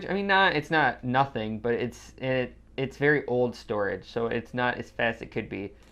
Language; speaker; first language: English; native; English